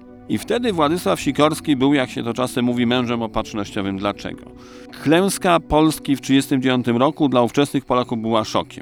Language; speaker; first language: Polish; native; Polish